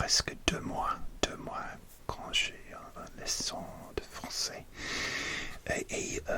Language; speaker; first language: French; non-native, learner; English